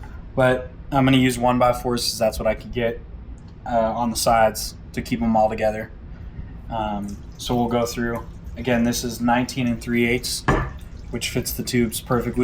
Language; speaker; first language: English; native; English